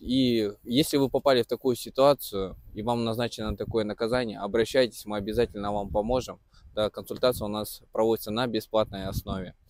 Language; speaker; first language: Russian; native; Russian